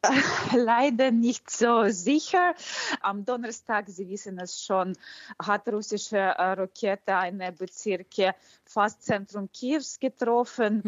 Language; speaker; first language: German; non-native, fluent; Ukrainian